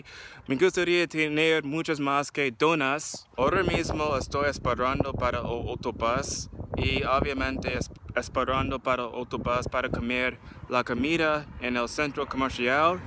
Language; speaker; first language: Spanish; non-native, learner; English